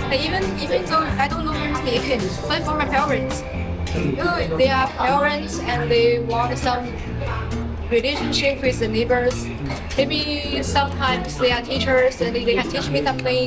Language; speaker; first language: English; non-native, learner; Chinese